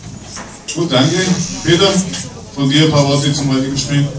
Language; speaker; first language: German; native; German